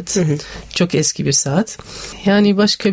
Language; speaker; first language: Turkish; non-native, learner; Arabic